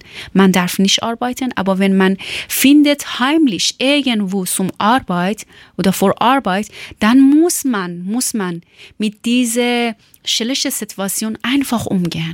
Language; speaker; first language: German; non-native, learner; Persian